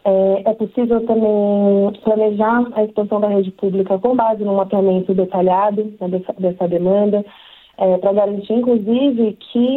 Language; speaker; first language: Portuguese; native; Portuguese